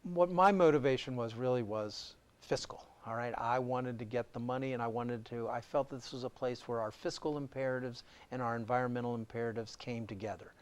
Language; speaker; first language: English; native; English